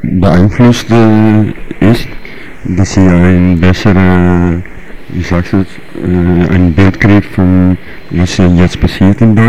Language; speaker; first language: German; non-native, learner; Dutch